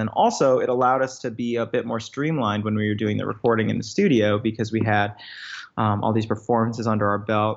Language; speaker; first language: English; native; English